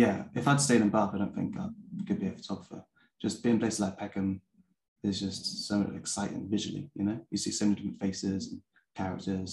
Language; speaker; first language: English; native; English